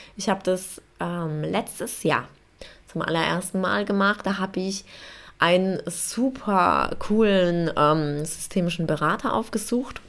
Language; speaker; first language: German; non-native, fluent; Polish